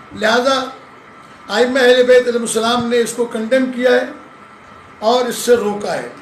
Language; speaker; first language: Urdu; non-native, local second language; Sindhi